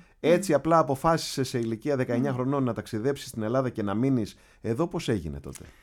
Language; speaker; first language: Greek; native; Greek